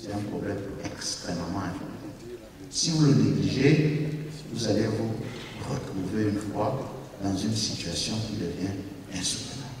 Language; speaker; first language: French; native; French